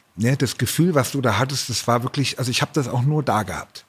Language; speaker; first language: German; native; German